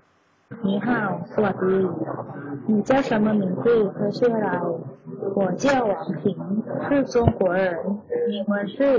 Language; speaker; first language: Chinese; non-native, learner; Thai